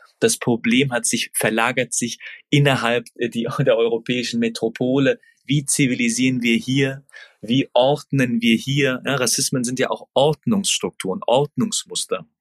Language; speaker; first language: German; early bilingual, other home language; Turkish